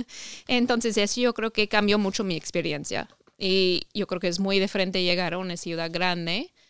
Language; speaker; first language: Spanish; non-native, fluent; English